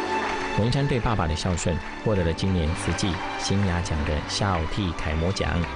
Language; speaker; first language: Chinese; native; Chinese